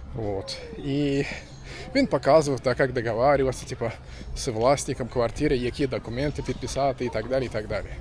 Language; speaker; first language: Ukrainian; non-native, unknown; Turkish